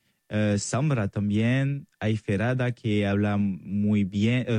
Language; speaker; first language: Spanish; non-native, fluent; French